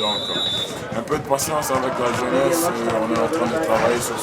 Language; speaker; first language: French; non-native, local second language; Swahili